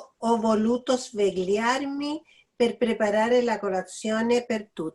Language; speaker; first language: Italian; non-native, learner; Spanish